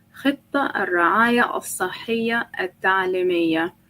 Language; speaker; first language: Arabic; non-native, fluent; English